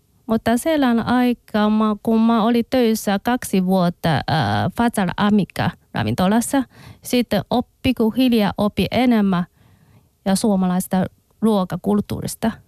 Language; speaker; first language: Finnish; non-native, learner; Chinese